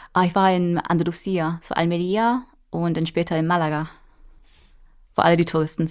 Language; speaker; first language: German; non-native, fluent; English